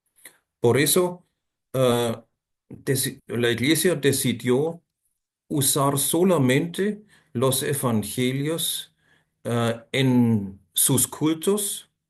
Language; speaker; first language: Spanish; non-native, fluent; German